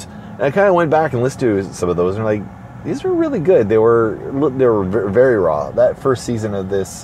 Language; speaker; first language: English; native; English